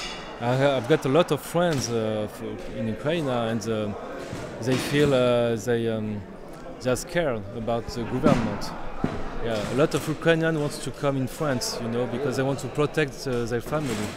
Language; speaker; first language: English; non-native, learner; French